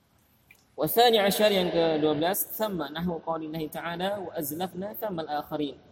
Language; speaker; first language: Arabic; non-native, fluent; Indonesian